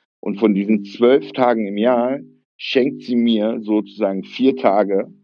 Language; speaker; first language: German; early bilingual, other home language; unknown